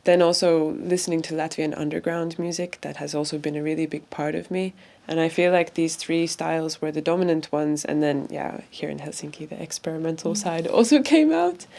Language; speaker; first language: English; non-native, fluent; Latvian